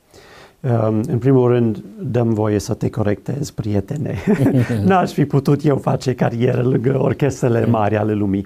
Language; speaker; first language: Romanian; non-native, fluent; English